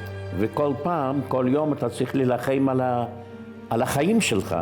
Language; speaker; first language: Hebrew; non-native, fluent; Yiddish